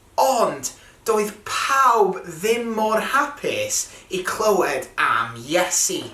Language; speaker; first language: Welsh; non-native, local second language; English